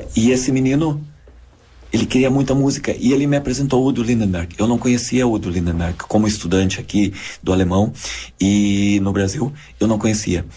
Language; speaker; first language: Portuguese; non-native, local second language; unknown